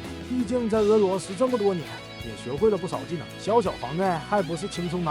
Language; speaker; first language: Chinese; native; Chinese